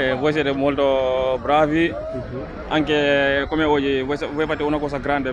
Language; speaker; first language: Italian; non-native, learner; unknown